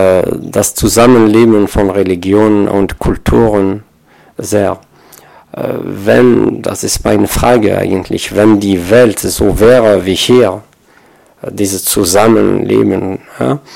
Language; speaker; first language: German; non-native, fluent; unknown